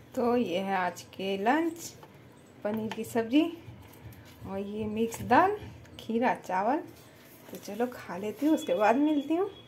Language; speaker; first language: Hindi; non-native, local second language; Bangla